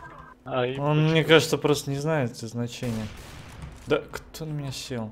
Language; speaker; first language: Russian; native; Russian